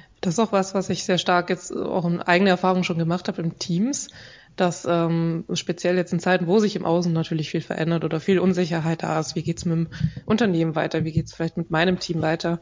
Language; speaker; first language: German; native; German